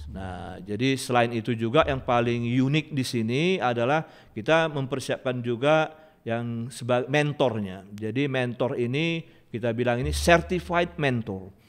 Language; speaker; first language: Indonesian; native; Indonesian